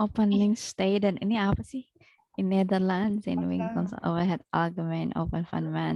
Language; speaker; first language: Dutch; non-native, learner; Indonesian